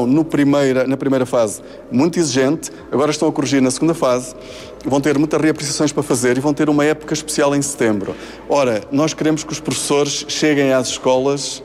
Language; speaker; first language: Portuguese; native; Portuguese